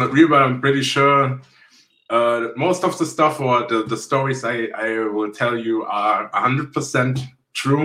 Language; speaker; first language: English; non-native, fluent; German